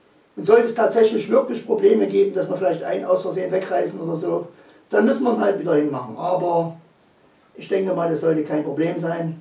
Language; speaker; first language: German; native; German